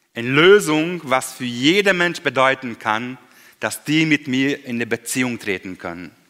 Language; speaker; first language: German; non-native, fluent; Hungarian